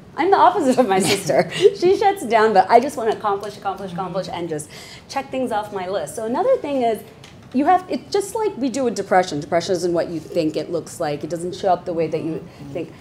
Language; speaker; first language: English; non-native, local second language; Bangla